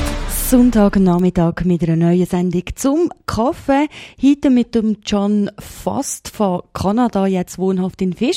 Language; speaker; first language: German; native; German